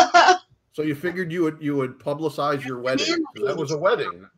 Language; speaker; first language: English; native; English